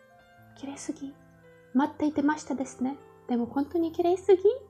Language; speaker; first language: Japanese; non-native, learner; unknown